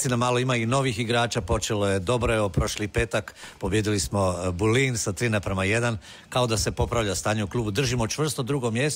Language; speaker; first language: Croatian; native; Croatian